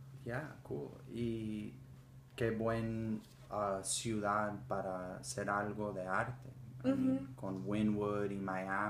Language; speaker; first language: Spanish; early bilingual, heritage; Spanish